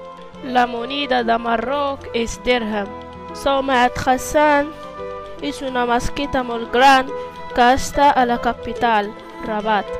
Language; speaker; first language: Catalan; non-native, learner; Berber languages